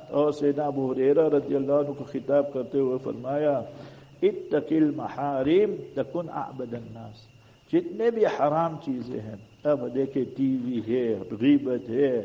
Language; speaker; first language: Urdu; non-native, local second language; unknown